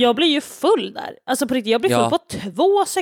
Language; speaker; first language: Swedish; native; Swedish